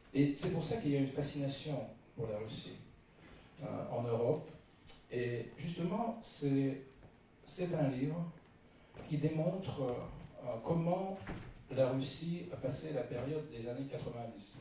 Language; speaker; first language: French; non-native, fluent; Russian